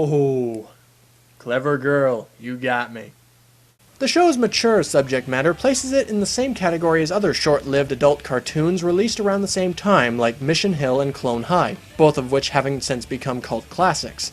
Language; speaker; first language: English; native; English